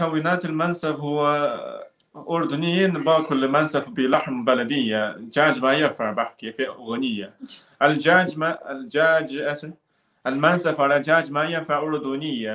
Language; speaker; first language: Arabic; non-native, learner; Chinese